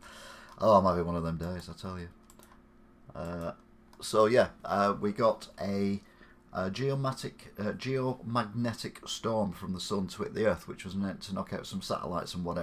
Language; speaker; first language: English; native; English